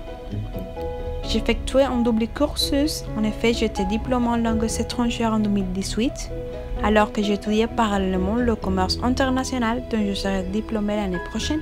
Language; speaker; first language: French; non-native, fluent; Spanish